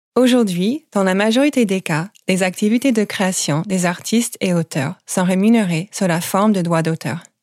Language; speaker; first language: French; non-native, fluent; English